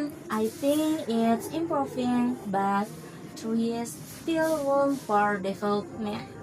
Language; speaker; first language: English; non-native, learner; Indonesian